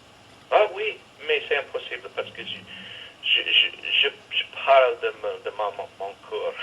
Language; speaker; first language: French; non-native, learner; English